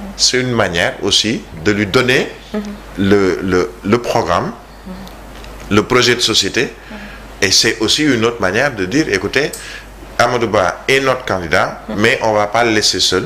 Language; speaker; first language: French; non-native, local second language; Wolof